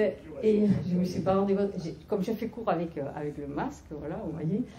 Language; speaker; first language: French; non-native, fluent; Spanish